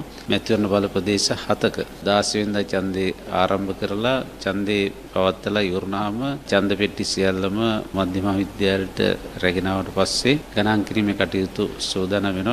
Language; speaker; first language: Sinhala; native; Sinhala